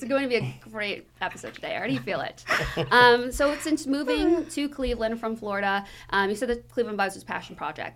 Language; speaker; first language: English; native; English